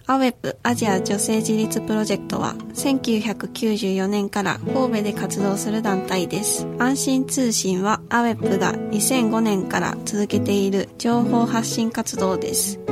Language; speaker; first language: Japanese; native; Japanese